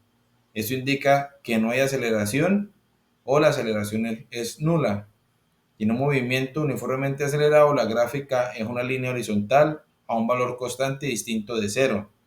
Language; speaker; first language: Spanish; native; Spanish